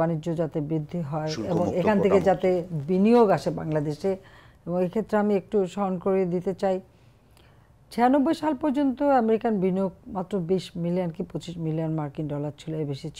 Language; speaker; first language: Bangla; native; Bangla